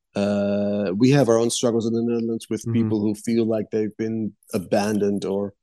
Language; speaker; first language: English; non-native, fluent; Dutch